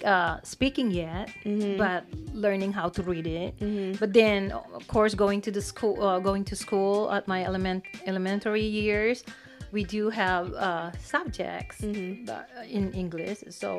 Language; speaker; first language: English; non-native, local second language; Pampanga